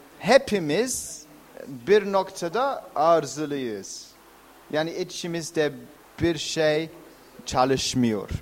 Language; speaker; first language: Turkish; non-native, fluent; English